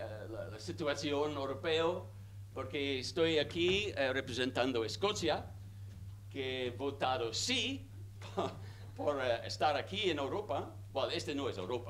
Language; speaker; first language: Spanish; non-native, fluent; English